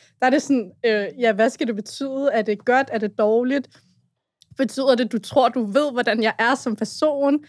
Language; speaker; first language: Danish; early bilingual, other home language; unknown